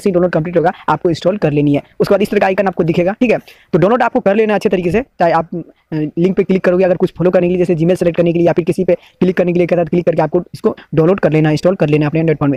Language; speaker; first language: Hindi; native; Hindi